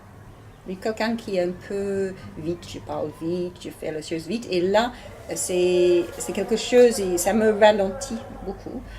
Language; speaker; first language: French; non-native, learner; English